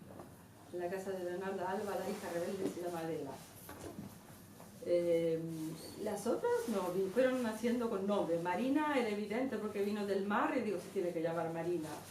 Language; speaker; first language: Spanish; native; Spanish